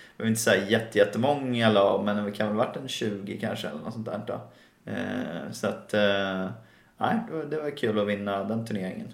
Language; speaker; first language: Swedish; native; Swedish